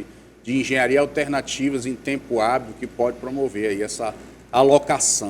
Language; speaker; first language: Portuguese; native; Portuguese